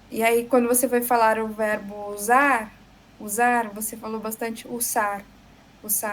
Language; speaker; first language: Portuguese; native; Portuguese